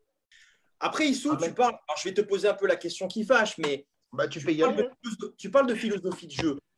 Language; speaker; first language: French; native; French